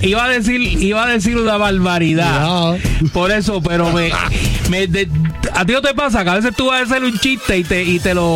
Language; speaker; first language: Spanish; native; Spanish